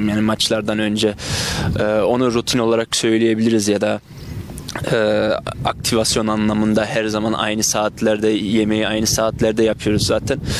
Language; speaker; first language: Turkish; early bilingual, other home language; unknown